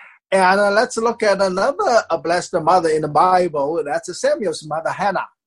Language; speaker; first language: English; non-native, fluent; Chinese